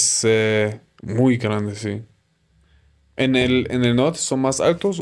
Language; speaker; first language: Spanish; non-native, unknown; German